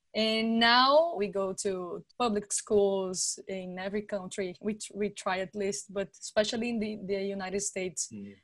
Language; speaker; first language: English; non-native, fluent; Portuguese